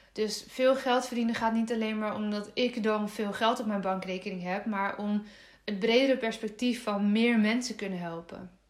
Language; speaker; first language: Dutch; native; Dutch